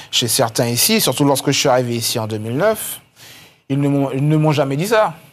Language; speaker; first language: French; native; French